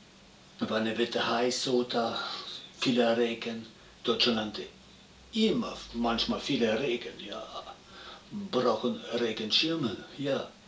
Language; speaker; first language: German; non-native, learner; Italian